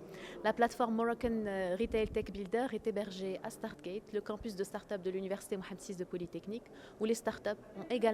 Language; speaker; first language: French; non-native, local second language; Arabic